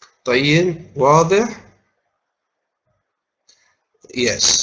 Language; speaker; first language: Arabic; non-native, fluent; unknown